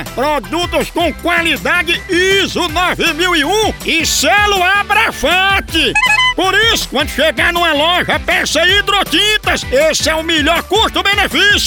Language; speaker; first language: Portuguese; native; Portuguese